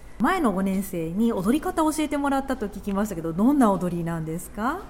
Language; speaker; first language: Japanese; native; Japanese